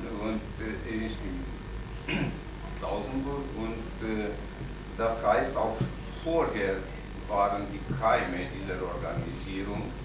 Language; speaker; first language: German; non-native, fluent; Romanian